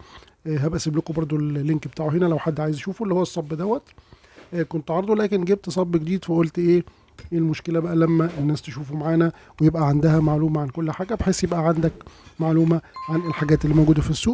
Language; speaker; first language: Arabic; native; Arabic